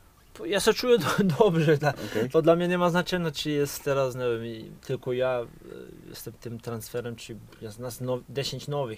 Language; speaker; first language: Polish; non-native, fluent; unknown